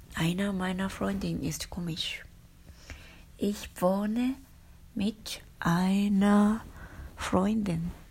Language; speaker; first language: German; non-native, learner; Japanese